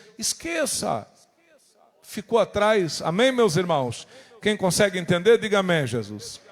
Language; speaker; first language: Portuguese; native; Portuguese